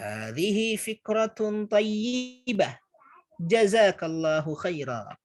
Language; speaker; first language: Arabic; non-native, fluent; Indonesian